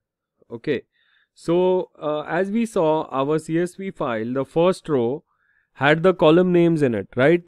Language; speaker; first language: English; non-native, local second language; Hindi